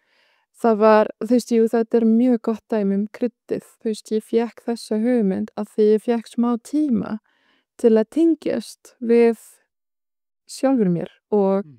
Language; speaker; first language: Icelandic; non-native, fluent; Arabic